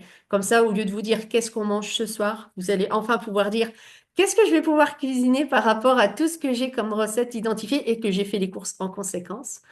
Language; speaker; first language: French; native; French